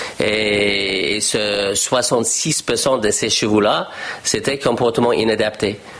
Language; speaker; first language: French; non-native, fluent; English